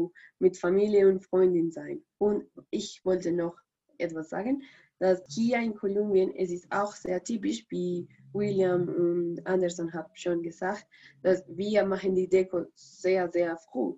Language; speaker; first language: German; non-native, learner; Spanish